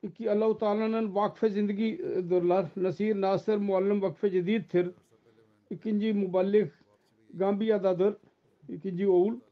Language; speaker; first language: Turkish; non-native, fluent; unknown